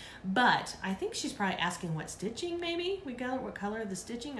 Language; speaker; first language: English; native; English